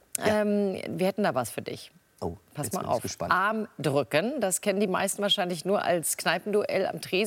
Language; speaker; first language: German; native; German